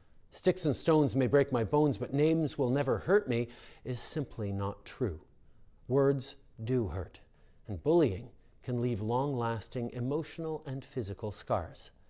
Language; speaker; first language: English; native; English